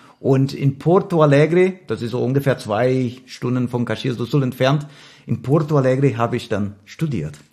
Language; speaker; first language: German; non-native, fluent; Portuguese